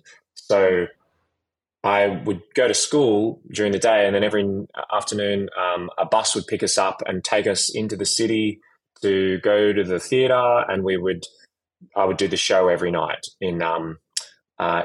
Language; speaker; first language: English; native; English